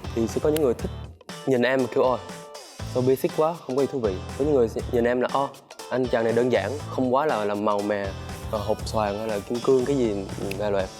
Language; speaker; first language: Vietnamese; early bilingual, heritage; Vietnamese